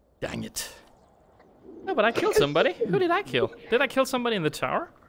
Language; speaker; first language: English; non-native, fluent; German